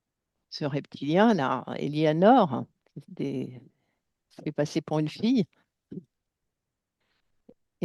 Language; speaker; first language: French; native; French